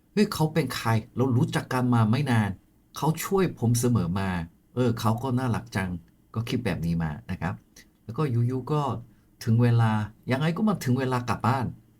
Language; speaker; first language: Thai; non-native, fluent; Korean